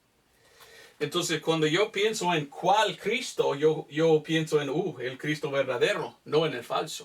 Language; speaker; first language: Spanish; non-native, fluent; English